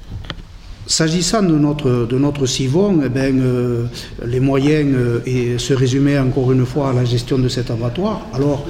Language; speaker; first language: French; native; French